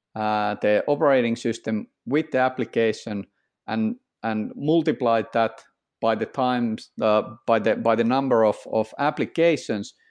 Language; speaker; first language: English; non-native, fluent; Finnish